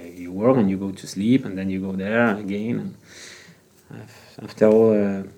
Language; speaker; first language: English; non-native, learner; Spanish